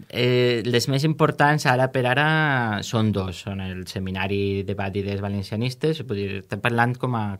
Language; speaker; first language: Catalan; native; Catalan